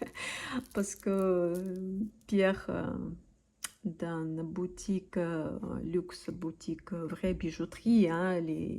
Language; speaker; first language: French; non-native, learner; Russian